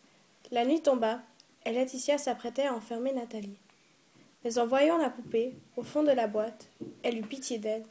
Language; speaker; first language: French; native; French